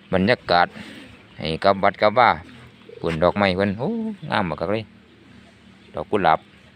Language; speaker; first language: Thai; native; Thai